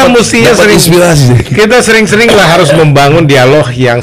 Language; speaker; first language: Indonesian; native; Indonesian